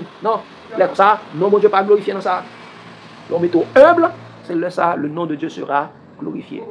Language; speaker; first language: French; non-native, local second language; Haitian Creole